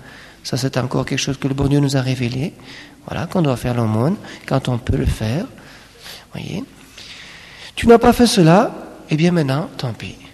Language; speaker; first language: French; native; French